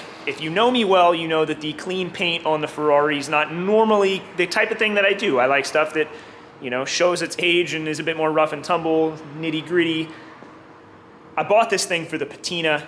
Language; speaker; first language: English; native; English